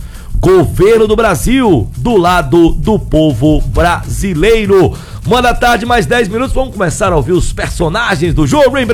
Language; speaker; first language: Portuguese; native; Portuguese